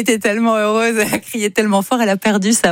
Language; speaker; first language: French; native; French